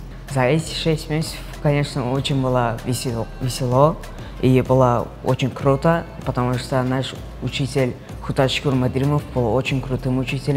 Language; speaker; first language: Russian; non-native, local second language; Uzbek